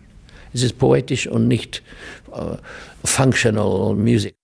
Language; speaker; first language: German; non-native, learner; English